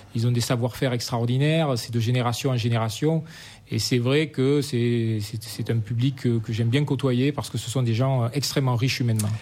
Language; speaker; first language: French; native; French